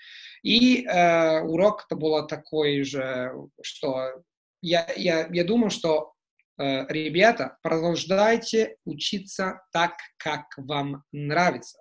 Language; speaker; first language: Russian; non-native, fluent; Italian